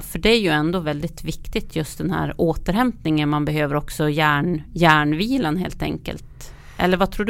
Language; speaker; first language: Swedish; native; Swedish